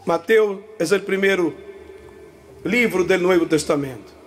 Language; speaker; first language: Portuguese; non-native, learner; Spanish